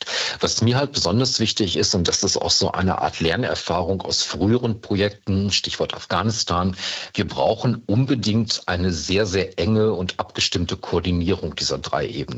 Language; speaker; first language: German; native; German